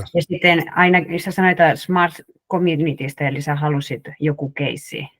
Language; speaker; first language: Finnish; non-native, fluent; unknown